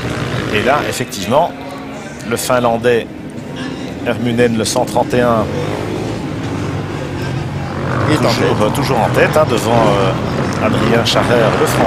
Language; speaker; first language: French; native; French